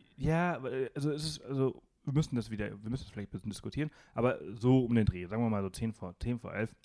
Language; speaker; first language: German; non-native, fluent; Spanish